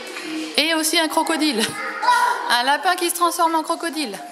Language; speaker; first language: French; native; French